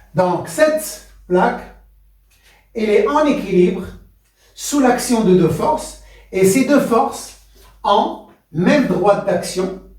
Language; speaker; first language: French; non-native, local second language; Arabic